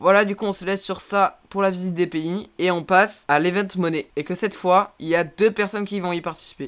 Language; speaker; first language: French; native; French